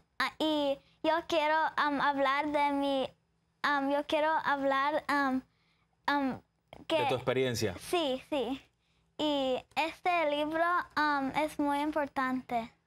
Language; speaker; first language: Spanish; early bilingual, heritage; English